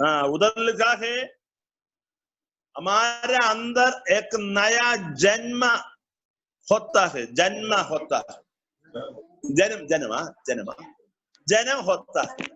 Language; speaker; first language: Hindi; non-native, learner; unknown